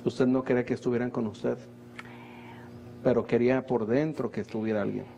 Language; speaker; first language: Spanish; native; Spanish